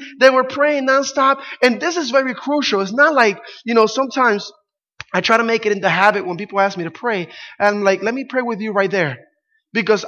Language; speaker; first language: English; early bilingual, other home language; Spanish